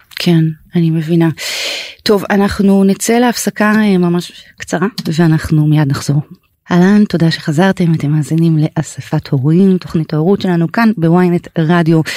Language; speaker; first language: Hebrew; native; Hebrew